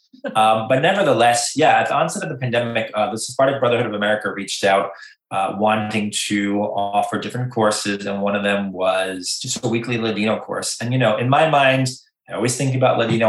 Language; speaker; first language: English; native; English